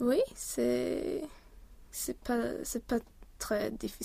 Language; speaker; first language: French; non-native, learner; Swedish